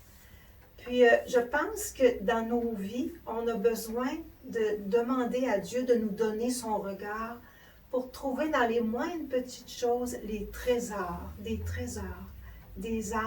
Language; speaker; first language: French; native; French